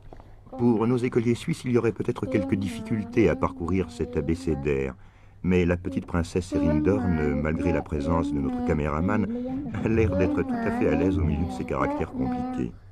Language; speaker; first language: French; native; French